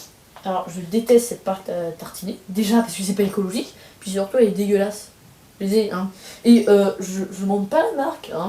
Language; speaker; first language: French; native; French